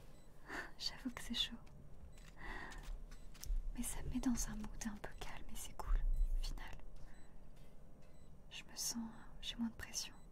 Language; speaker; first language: French; native; French